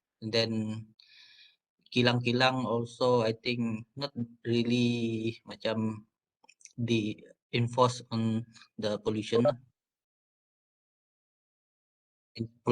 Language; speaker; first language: English; non-native, local second language; Malay